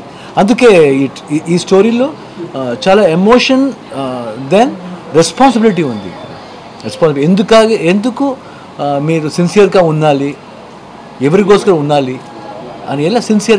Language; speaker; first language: Telugu; non-native, learner; Kannada